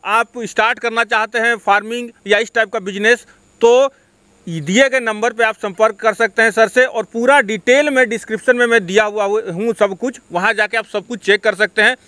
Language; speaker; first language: Hindi; native; Hindi